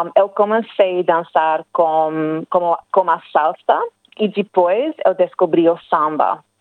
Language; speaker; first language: Portuguese; non-native, learner; English